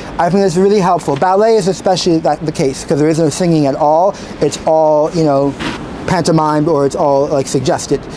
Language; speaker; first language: English; native; English